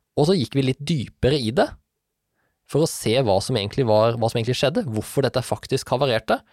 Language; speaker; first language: Norwegian; native; Norwegian